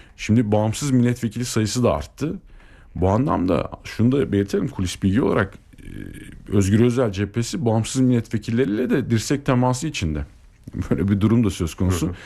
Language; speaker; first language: Turkish; native; Turkish